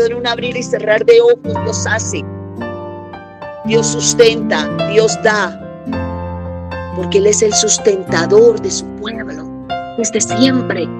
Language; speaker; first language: Spanish; native; Spanish